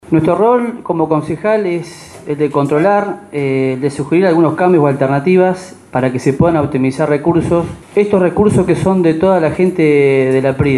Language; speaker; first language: Spanish; native; Spanish